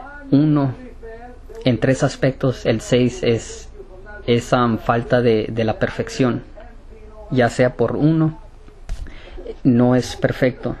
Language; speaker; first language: Spanish; native; Spanish